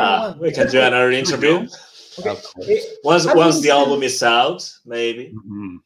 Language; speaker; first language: English; non-native, fluent; Spanish